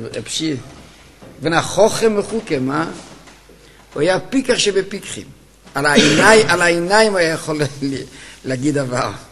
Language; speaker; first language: Hebrew; native; Hebrew